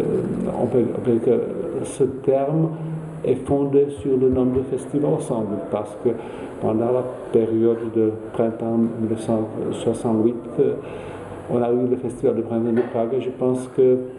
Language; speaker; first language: French; non-native, fluent; Czech